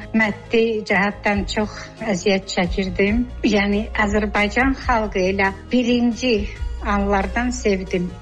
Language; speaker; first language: Azerbaijani; non-native, fluent; Georgian